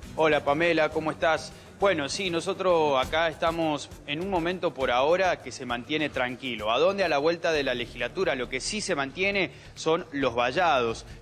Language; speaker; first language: Spanish; native; Spanish